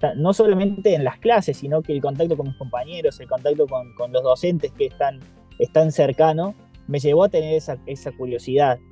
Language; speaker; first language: Spanish; native; Spanish